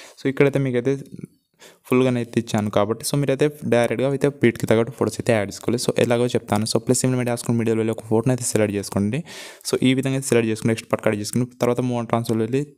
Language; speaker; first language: Telugu; non-native, local second language; Gondi